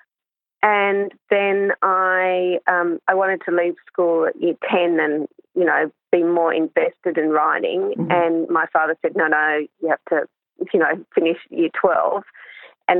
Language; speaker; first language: English; native; English